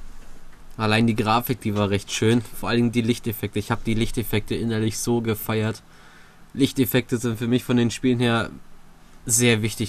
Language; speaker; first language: German; native; German